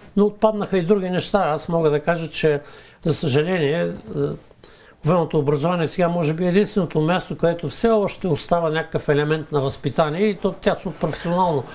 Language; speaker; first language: Bulgarian; native; Bulgarian